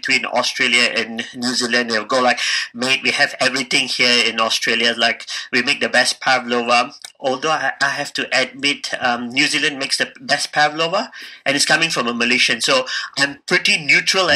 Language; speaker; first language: English; non-native, local second language; Tamil